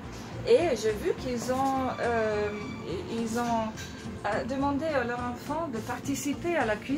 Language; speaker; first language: French; non-native, fluent; Italian